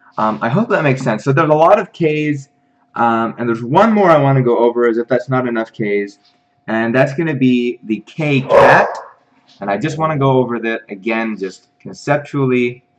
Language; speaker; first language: English; native; English